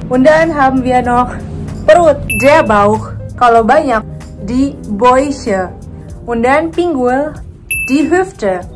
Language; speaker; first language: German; early bilingual, other home language; Indonesian